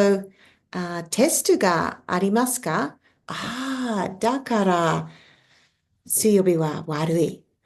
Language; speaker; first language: Japanese; non-native, fluent; English